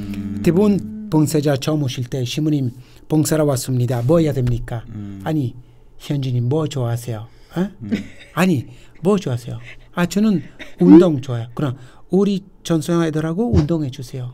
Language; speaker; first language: Korean; non-native, fluent; Italian